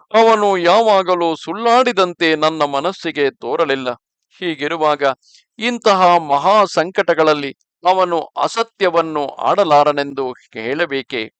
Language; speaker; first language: Kannada; native; Kannada